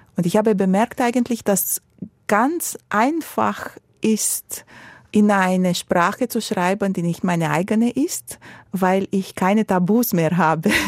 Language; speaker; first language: German; non-native, fluent; Romanian